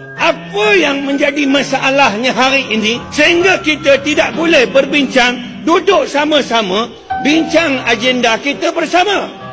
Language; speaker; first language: Malay; non-native, local second language; Chinese